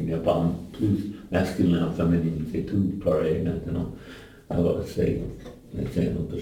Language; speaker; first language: French; non-native, fluent; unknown